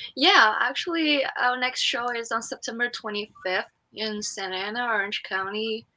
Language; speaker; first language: English; non-native, fluent; Chinese